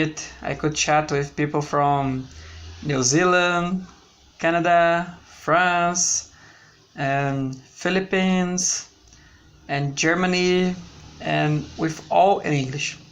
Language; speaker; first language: English; non-native, learner; Portuguese